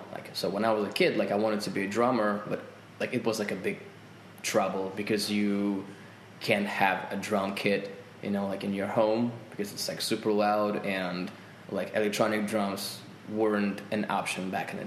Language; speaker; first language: English; non-native, fluent; Russian